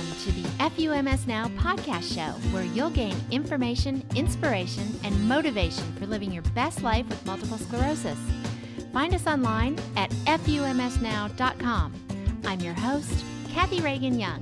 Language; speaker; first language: English; native; English